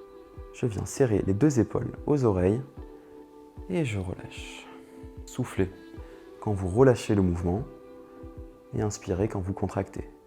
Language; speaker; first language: French; native; French